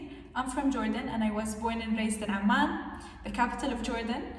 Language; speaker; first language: English; non-native, fluent; Arabic